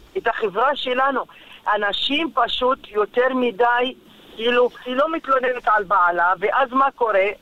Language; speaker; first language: Hebrew; non-native, local second language; Arabic